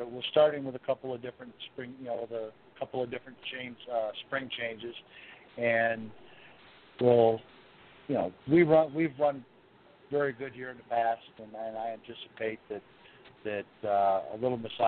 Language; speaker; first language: English; native; English